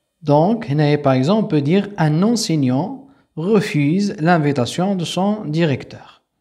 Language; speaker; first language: French; non-native, local second language; Arabic